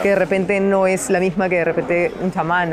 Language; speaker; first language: Spanish; native; Spanish